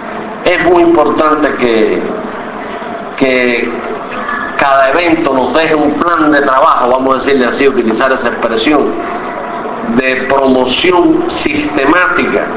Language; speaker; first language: Spanish; native; Spanish